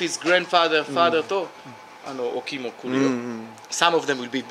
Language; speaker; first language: English; non-native, learner; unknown